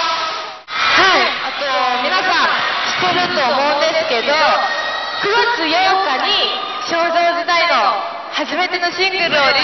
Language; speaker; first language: Japanese; non-native, fluent; Korean